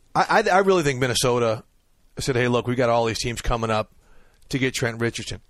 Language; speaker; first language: English; native; English